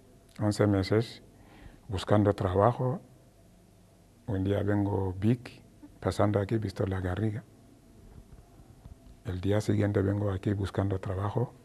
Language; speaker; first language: Spanish; non-native, learner; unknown